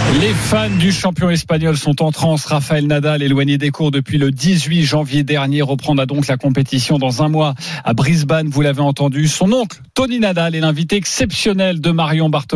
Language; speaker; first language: French; native; French